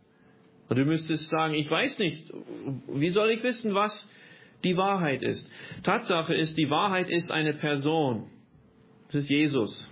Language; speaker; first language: German; non-native, fluent; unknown